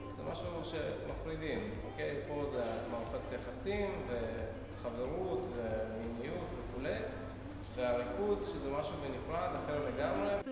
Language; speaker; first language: Hebrew; early bilingual, other home language; Russian